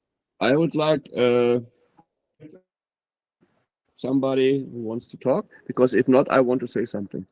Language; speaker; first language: English; non-native, fluent; Portuguese